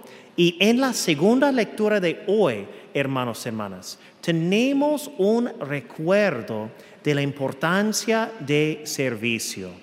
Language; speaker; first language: Spanish; non-native, fluent; English